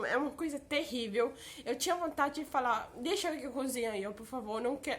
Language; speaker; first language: Portuguese; early bilingual, heritage; Portuguese